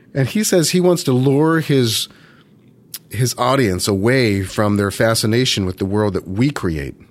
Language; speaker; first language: English; native; English